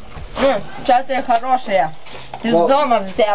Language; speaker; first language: Russian; non-native, learner; Lithuanian